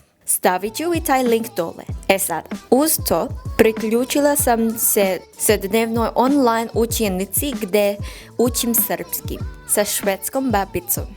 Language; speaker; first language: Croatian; non-native, learner; English